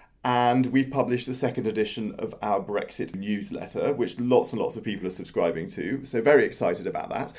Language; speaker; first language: English; native; English